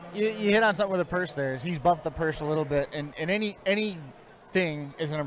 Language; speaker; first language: English; native; English